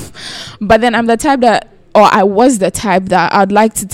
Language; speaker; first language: English; non-native, local second language; Akan